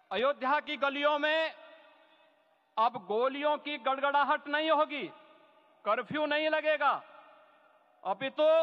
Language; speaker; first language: Hindi; native; Hindi